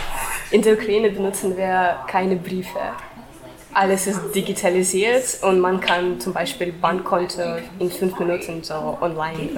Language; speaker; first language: German; non-native, fluent; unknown